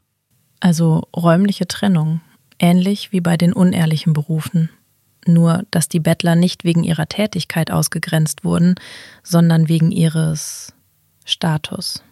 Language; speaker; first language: German; native; German